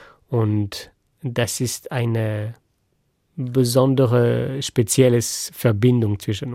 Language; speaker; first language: German; non-native, fluent; French